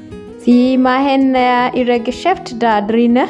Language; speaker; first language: German; non-native, learner; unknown